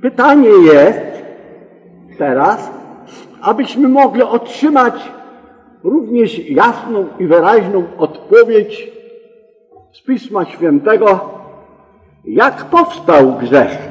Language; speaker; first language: Polish; native; Polish